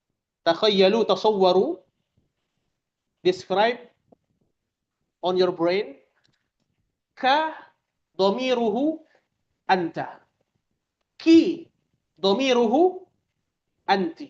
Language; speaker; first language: Arabic; non-native, fluent; Indonesian